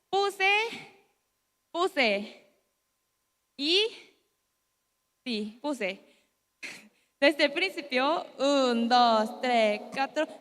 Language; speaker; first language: Spanish; non-native, learner; Korean